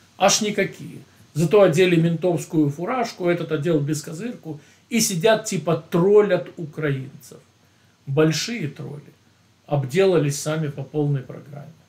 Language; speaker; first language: Russian; native; Russian